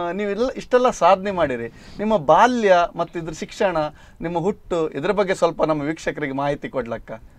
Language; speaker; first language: Kannada; native; Kannada